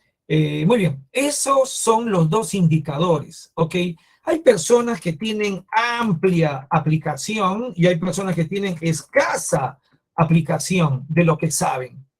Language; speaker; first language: Spanish; native; Spanish